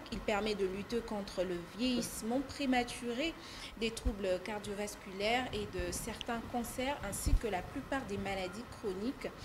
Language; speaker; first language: French; native; French